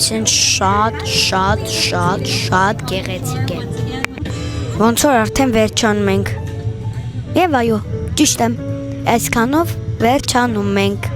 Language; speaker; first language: Armenian; early bilingual, heritage; Armenian